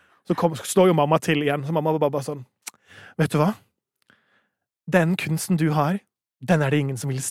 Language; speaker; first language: Norwegian; native; Norwegian